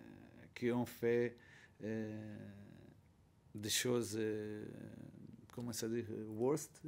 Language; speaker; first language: French; non-native, learner; Portuguese